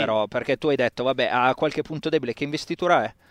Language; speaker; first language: Italian; native; Italian